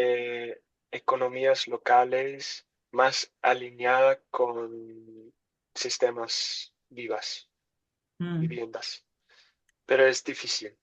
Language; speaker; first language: Spanish; non-native, learner; English